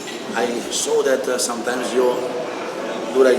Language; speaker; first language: English; non-native, learner; Italian